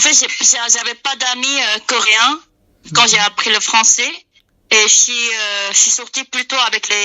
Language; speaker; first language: French; non-native, fluent; Korean